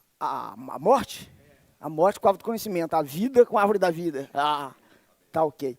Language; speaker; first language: Portuguese; native; Portuguese